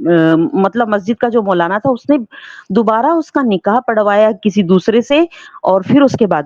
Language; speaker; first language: Hindi; native; Hindi